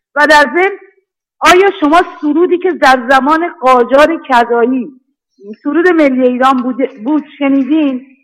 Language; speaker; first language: Persian; native; Persian